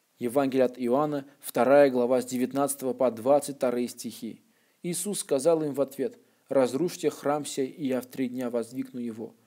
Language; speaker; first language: Russian; non-native, local second language; Armenian